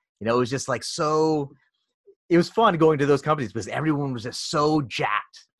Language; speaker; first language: English; early bilingual, other home language; Filipino